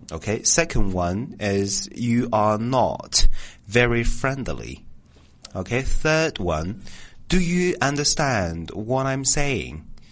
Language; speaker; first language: English; non-native, fluent; Chinese